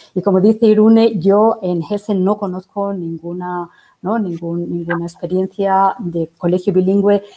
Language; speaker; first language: Spanish; native; Spanish